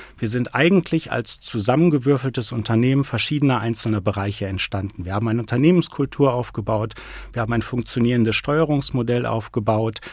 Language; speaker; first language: German; native; German